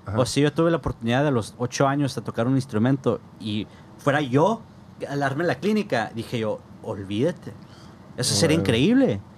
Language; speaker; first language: Spanish; early bilingual, heritage; Spanish